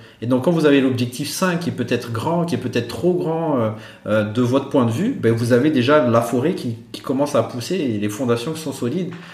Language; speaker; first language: French; non-native, local second language; Malagasy